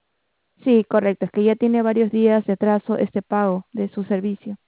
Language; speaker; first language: Spanish; native; Spanish